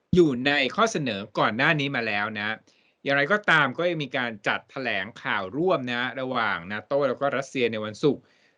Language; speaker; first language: Thai; native; Thai